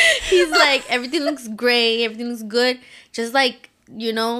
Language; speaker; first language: English; early bilingual, other home language; Spanish